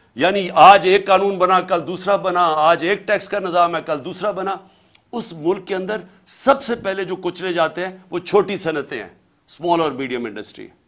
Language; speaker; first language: Urdu; native; Urdu